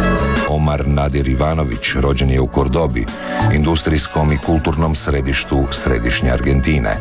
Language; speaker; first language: Croatian; native; Croatian